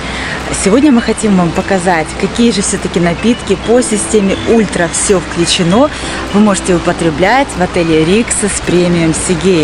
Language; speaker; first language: Russian; native; Russian